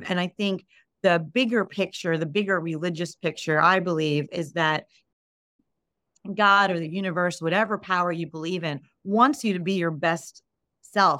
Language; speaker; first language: English; native; English